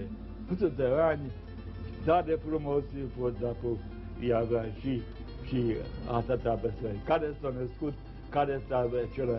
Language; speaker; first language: Romanian; non-native, local second language; Serbian